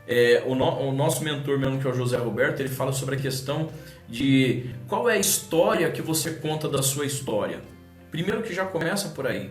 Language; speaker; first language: Portuguese; native; Portuguese